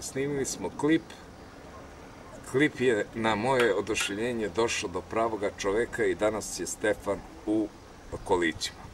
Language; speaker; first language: Serbian; native; Serbian